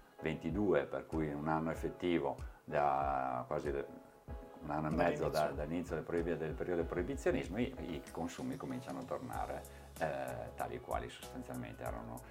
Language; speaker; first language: Italian; native; Italian